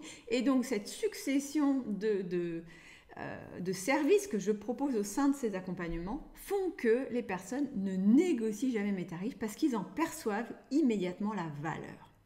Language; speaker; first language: French; native; French